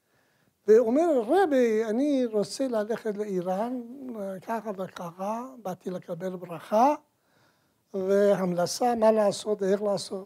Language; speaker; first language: Hebrew; non-native, fluent; Persian